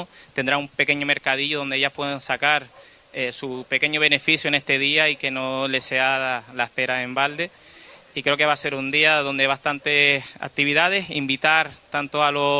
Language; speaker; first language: Spanish; native; Spanish